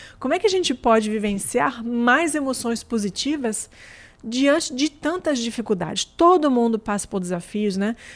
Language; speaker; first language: Portuguese; non-native, fluent; French